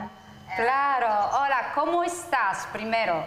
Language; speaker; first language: Spanish; non-native, fluent; Italian